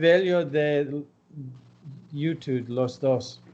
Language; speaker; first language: Spanish; non-native, learner; English